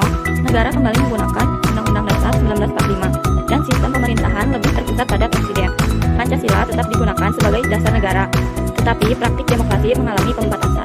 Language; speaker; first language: Indonesian; native; Indonesian